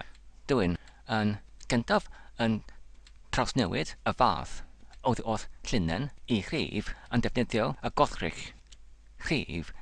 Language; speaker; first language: Welsh; non-native, fluent; English